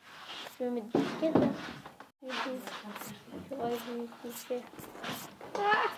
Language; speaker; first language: French; native; French